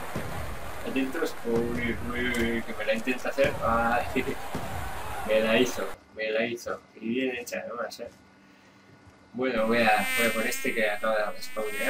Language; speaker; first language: Spanish; native; Spanish